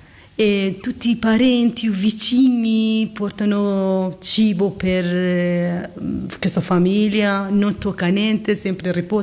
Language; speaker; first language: Italian; non-native, learner; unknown